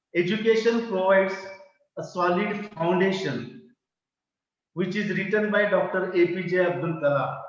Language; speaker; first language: English; non-native, local second language; Marathi